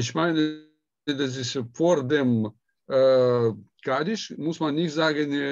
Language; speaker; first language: German; non-native, learner; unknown